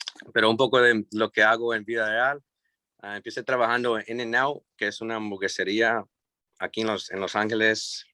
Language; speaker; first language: Spanish; early bilingual, heritage; English